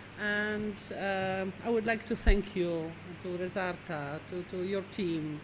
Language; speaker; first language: English; non-native, fluent; Polish